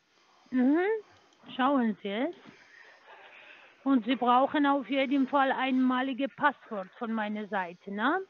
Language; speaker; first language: German; non-native, learner; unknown